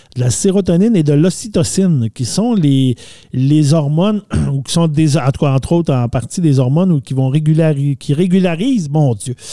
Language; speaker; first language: French; native; French